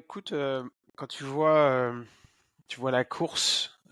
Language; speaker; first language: French; native; French